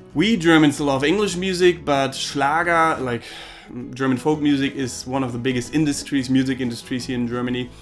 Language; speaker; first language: English; non-native, fluent; German